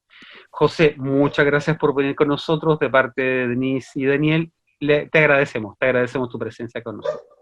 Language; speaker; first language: Spanish; native; Spanish